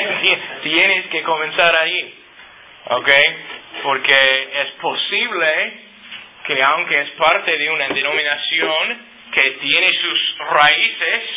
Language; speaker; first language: Spanish; non-native, fluent; English